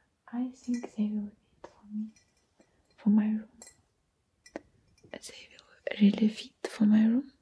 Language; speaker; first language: English; non-native, learner; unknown